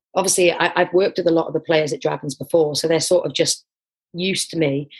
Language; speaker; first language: English; native; English